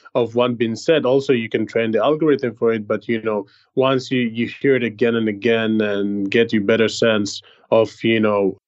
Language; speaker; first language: English; non-native, fluent; Hebrew